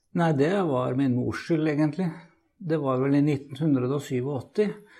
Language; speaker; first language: Norwegian; native; Norwegian